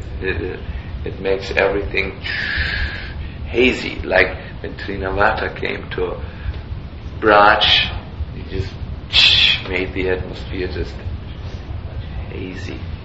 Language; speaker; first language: English; non-native, fluent; German